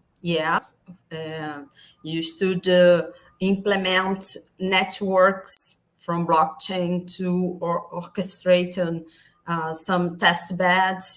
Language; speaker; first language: English; non-native, learner; Portuguese